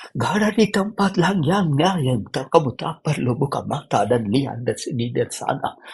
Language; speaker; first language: Indonesian; non-native, fluent; Hindi